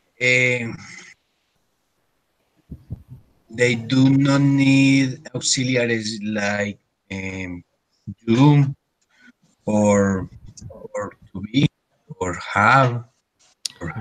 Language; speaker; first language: English; non-native, learner; Spanish